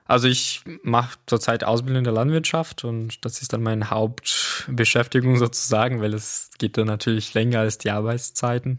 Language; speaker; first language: German; non-native, fluent; Portuguese